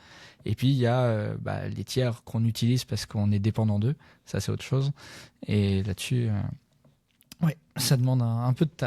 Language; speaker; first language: French; native; French